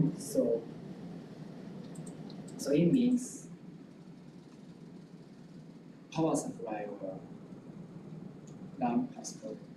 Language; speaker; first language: English; non-native, local second language; Japanese